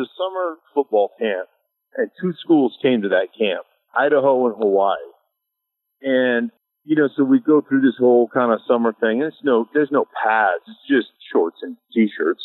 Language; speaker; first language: English; native; English